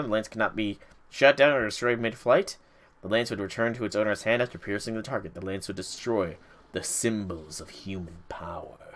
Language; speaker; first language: English; native; English